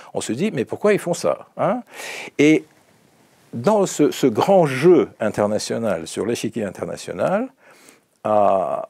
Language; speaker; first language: French; non-native, fluent; Russian